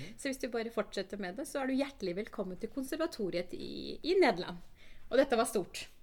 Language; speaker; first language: Norwegian; early bilingual, other home language; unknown